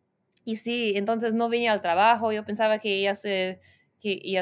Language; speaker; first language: Spanish; non-native, fluent; Portuguese